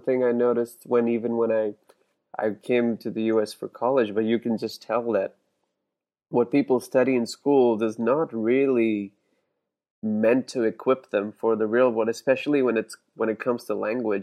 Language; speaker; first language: English; non-native, local second language; Hindi